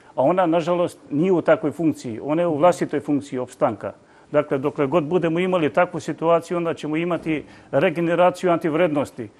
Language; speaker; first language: Croatian; non-native, local second language; Albanian